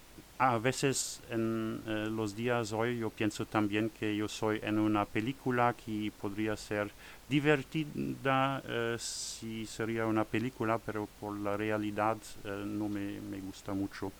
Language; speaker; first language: Spanish; non-native, learner; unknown